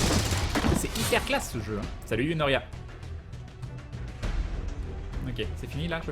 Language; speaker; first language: French; native; French